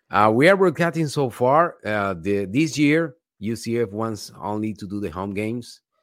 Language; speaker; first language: English; non-native, fluent; Spanish